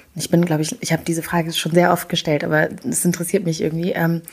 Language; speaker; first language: German; early bilingual, other home language; Kinyarwanda